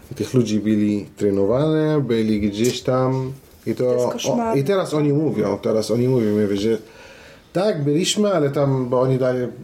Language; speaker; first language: Polish; non-native, fluent; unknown